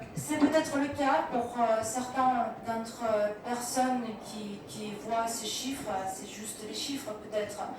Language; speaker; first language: French; non-native, fluent; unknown